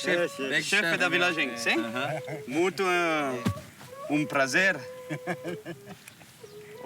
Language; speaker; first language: Portuguese; non-native, learner; French